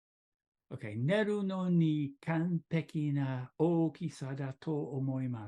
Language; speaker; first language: Japanese; non-native, learner; English